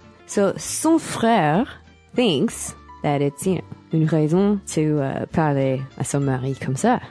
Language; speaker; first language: French; non-native, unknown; English